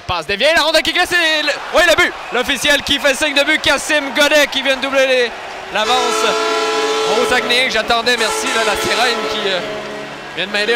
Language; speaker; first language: French; native; French